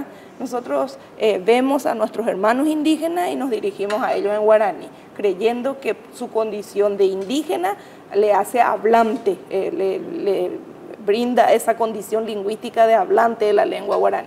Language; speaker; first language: Spanish; native; Spanish